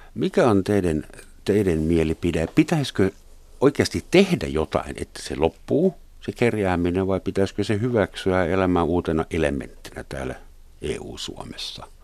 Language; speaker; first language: Finnish; non-native, fluent; German